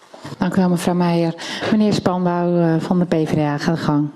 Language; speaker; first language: Dutch; native; Dutch